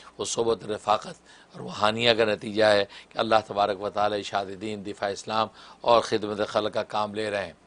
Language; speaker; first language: Urdu; native; Urdu